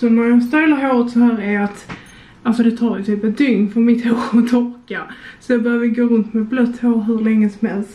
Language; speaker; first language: Swedish; native; Swedish